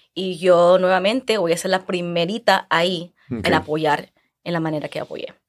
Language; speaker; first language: Spanish; early bilingual, heritage; Spanish